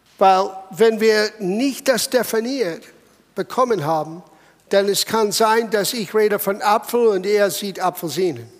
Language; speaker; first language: German; non-native, fluent; English